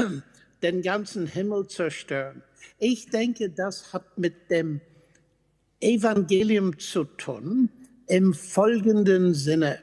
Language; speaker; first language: German; non-native, fluent; English